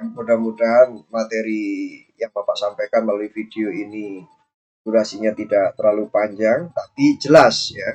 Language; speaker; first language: Indonesian; native; Indonesian